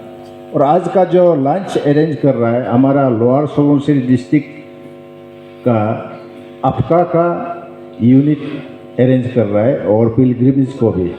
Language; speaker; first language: Hindi; non-native, local second language; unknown